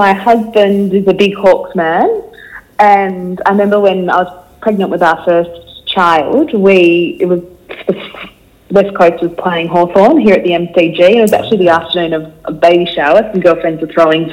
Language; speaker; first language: English; native; English